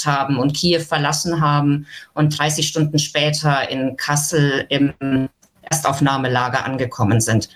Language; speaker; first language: German; native; German